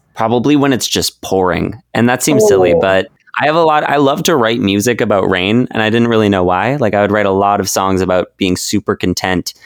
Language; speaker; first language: English; native; English